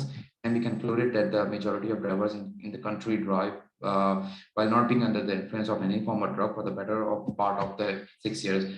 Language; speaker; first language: English; non-native, local second language; Urdu